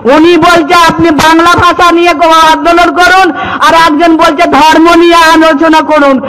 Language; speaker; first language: Bangla; non-native, local second language; Santali